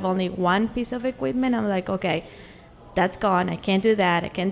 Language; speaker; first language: English; non-native, fluent; Spanish